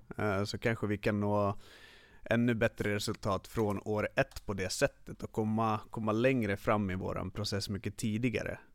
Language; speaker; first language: Swedish; early bilingual, other home language; Finnish